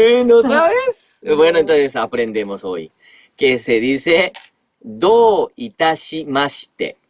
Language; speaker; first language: Spanish; non-native, fluent; Japanese